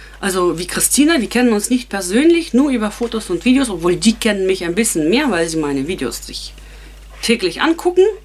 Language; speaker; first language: German; non-native, fluent; Russian